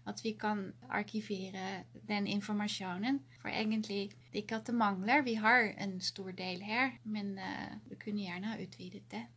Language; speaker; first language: Norwegian; non-native, fluent; Dutch